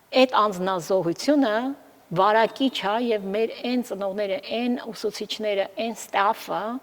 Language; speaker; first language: Armenian; early bilingual, heritage; Armenian